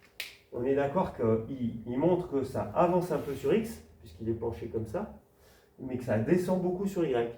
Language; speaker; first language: French; native; French